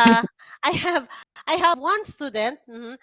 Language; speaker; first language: English; non-native, fluent; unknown